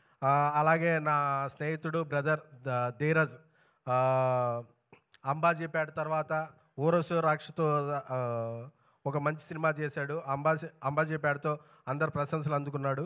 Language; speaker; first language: Telugu; native; Telugu